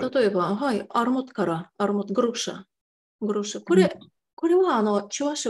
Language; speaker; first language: Japanese; non-native, fluent; Tatar